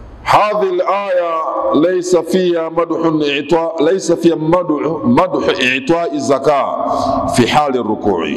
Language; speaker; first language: Arabic; non-native, fluent; Swahili